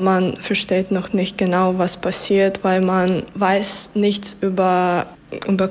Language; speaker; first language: German; non-native, fluent; Ukrainian